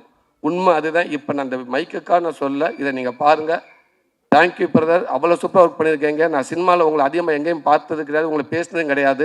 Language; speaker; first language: Tamil; native; Tamil